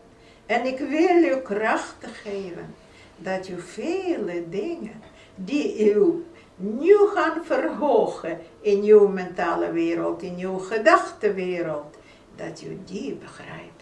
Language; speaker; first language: Dutch; non-native, fluent; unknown